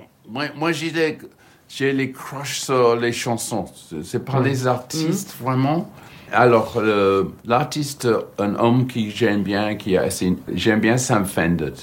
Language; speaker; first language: French; non-native, learner; English